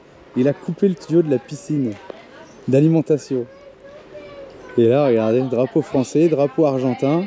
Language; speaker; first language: French; native; French